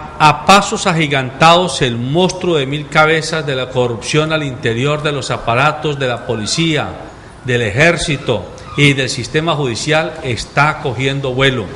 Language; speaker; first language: Spanish; native; Spanish